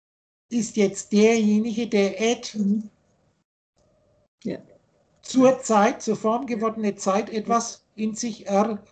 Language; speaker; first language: German; native; German